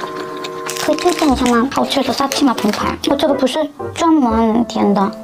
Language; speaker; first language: Chinese; non-native, learner; Korean